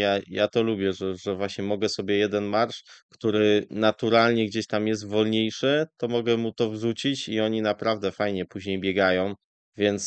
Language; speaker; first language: Polish; native; Polish